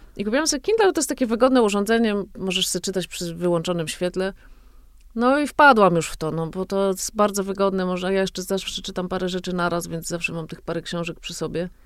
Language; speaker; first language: Polish; native; Polish